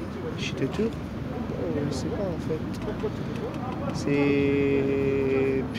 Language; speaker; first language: French; non-native, learner; Italian